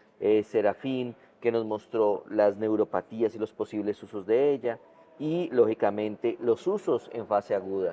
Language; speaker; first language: Spanish; native; Spanish